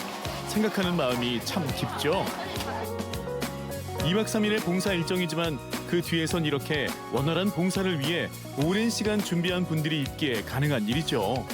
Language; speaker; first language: Korean; native; Korean